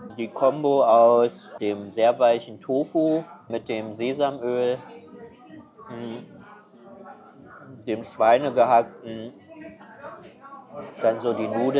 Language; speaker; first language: German; non-native, fluent; Chinese